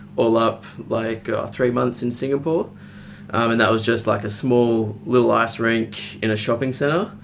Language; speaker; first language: English; native; English